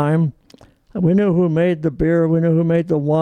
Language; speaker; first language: English; early bilingual, other home language; Italian